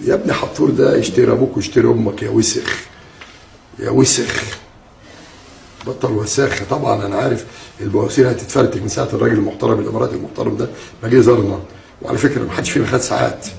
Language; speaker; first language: Arabic; native; Arabic